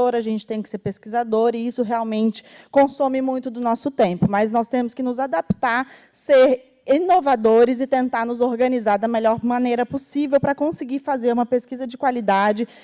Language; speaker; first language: Portuguese; native; Portuguese